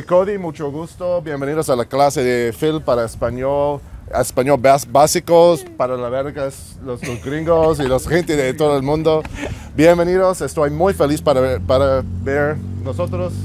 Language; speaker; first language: Spanish; non-native, learner; English